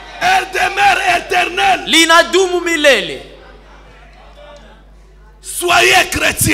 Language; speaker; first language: French; non-native, local second language; Swahili